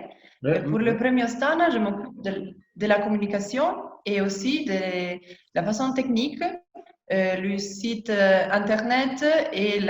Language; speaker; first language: French; non-native, fluent; Italian